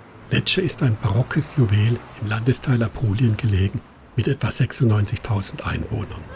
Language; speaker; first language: German; native; German